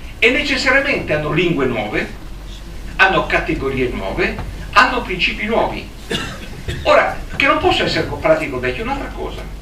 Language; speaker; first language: Italian; native; Italian